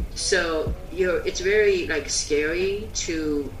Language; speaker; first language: English; early bilingual, other home language; Korean